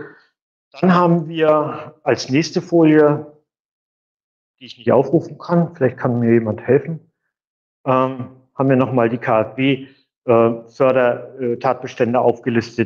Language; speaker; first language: German; native; German